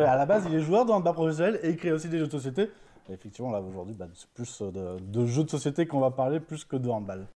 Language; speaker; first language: French; native; French